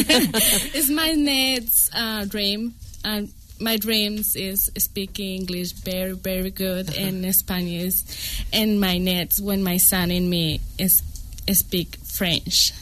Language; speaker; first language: English; non-native, learner; Spanish